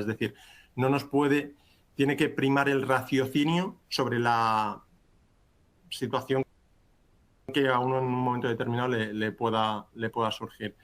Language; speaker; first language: Spanish; native; Spanish